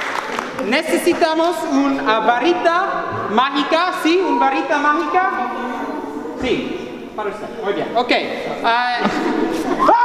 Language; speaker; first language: Spanish; non-native, learner; English